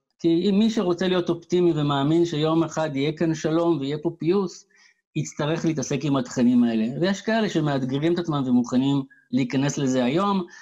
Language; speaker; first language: Hebrew; native; Hebrew